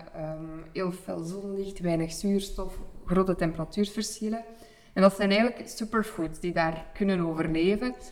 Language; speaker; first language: Dutch; native; Dutch